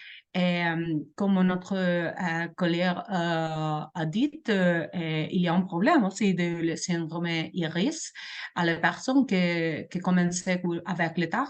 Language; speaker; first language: French; non-native, learner; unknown